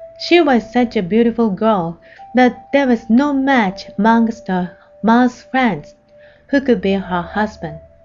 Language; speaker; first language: English; non-native, fluent; Japanese